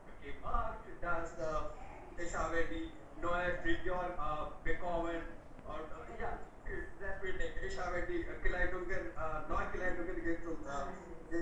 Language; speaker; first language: German; non-native, learner; Hindi